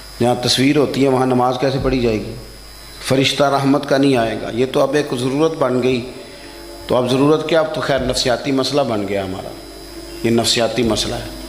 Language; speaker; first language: Urdu; non-native, local second language; Punjabi